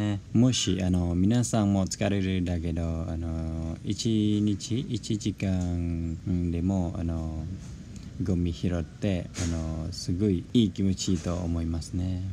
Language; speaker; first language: Japanese; non-native, learner; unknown